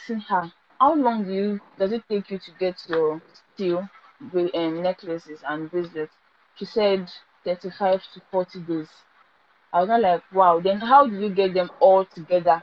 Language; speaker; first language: English; non-native, local second language; Igbo